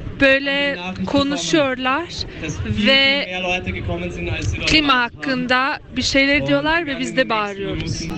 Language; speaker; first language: Turkish; early bilingual, heritage; Turkish